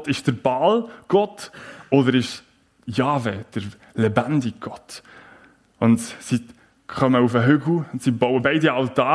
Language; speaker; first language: German; native; German